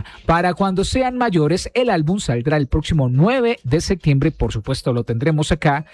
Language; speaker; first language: Spanish; native; Spanish